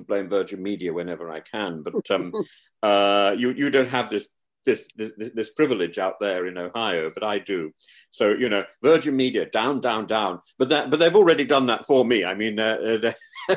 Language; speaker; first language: English; native; English